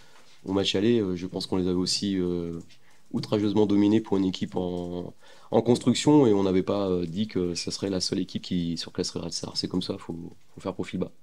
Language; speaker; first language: French; native; French